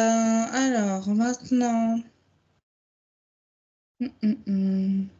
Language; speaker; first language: French; native; French